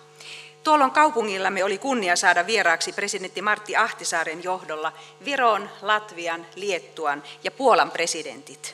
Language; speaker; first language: Finnish; native; Finnish